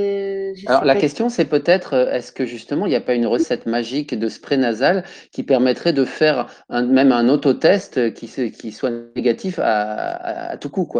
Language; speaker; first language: French; native; French